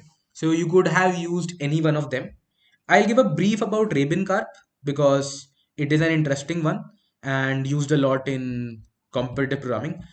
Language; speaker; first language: English; non-native, local second language; Hindi